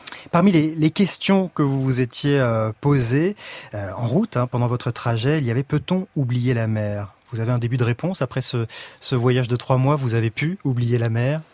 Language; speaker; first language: French; native; French